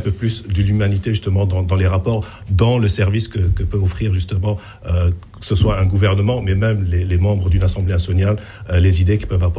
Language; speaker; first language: French; non-native, local second language; Arabic